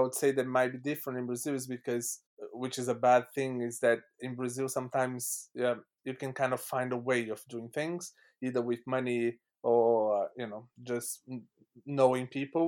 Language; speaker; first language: English; non-native, fluent; Portuguese